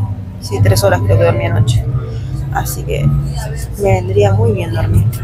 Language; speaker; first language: Spanish; native; Spanish